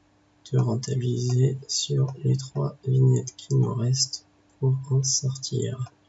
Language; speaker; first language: French; native; French